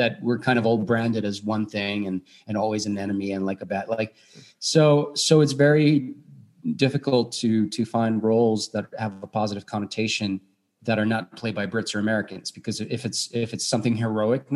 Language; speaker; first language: English; non-native, fluent; Bulgarian